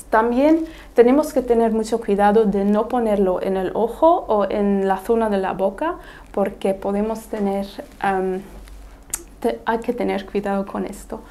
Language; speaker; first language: Spanish; non-native, fluent; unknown